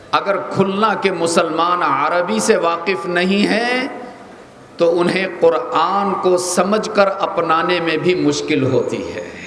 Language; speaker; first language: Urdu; native; Urdu